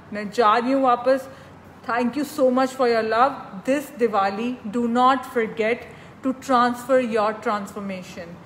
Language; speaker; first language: Hindi; native; Hindi